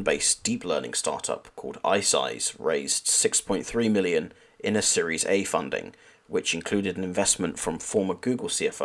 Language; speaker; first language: English; native; English